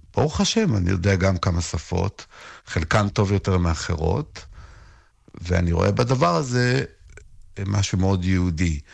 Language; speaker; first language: Hebrew; native; Hebrew